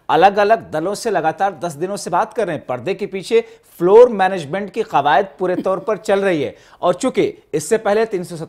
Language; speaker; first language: Hindi; native; Hindi